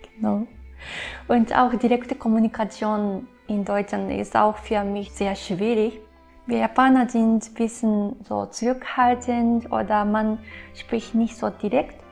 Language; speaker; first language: German; non-native, fluent; Japanese